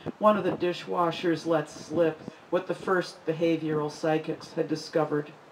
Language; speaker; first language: English; native; English